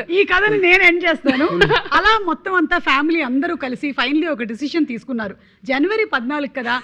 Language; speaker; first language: Telugu; native; Telugu